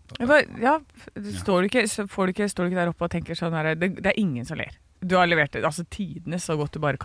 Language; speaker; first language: Norwegian; native; Norwegian